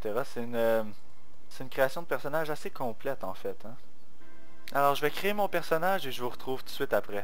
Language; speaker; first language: French; native; French